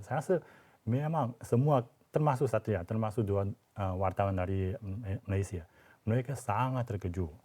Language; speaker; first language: Malay; non-native, fluent; Chinese